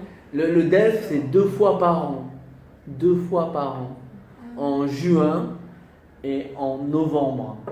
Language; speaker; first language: French; non-native, fluent; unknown